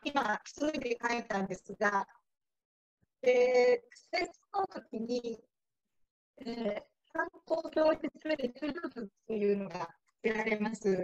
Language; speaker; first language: Japanese; native; Japanese